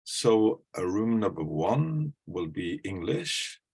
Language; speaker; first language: English; non-native, fluent; Norwegian